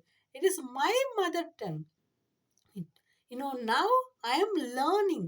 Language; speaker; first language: English; non-native, learner; Tamil